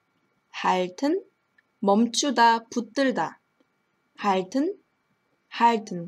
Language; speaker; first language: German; non-native, fluent; Korean